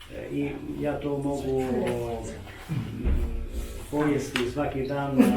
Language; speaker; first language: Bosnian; non-native, learner; Italian